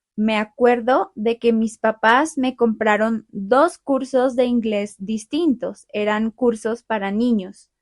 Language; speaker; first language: Spanish; native; Spanish